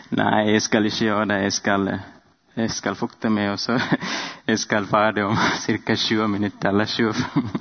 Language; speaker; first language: Norwegian; non-native, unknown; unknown